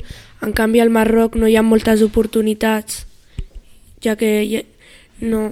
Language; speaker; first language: Catalan; early bilingual, other home language; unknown